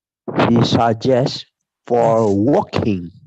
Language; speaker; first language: English; non-native, learner; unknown